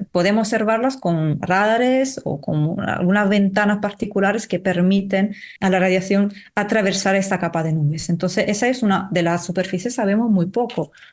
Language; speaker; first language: Spanish; non-native, fluent; Italian